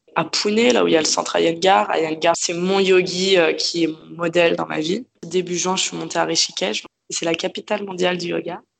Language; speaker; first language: French; native; French